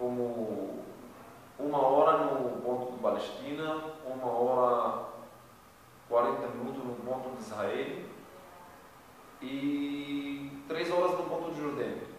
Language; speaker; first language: Portuguese; non-native, learner; Arabic